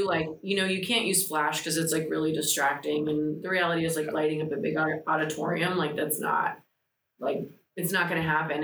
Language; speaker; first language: English; early bilingual, other home language; Greek